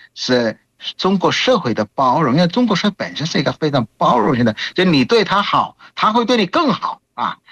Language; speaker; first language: Chinese; non-native, fluent; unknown